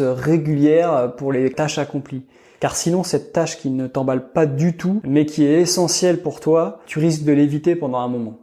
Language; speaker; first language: French; native; French